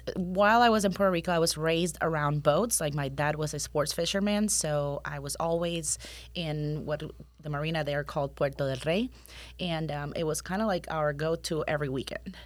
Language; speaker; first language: English; non-native, fluent; Spanish